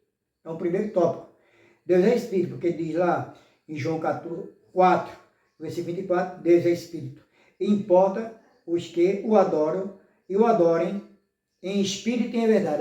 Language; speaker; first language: Portuguese; native; Portuguese